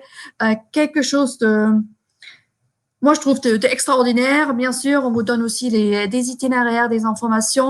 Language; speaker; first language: French; non-native, fluent; German